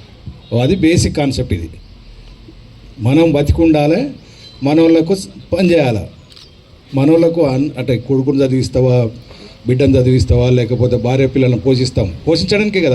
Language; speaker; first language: Telugu; native; Telugu